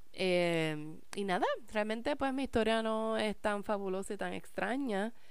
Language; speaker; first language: Spanish; early bilingual, heritage; Spanish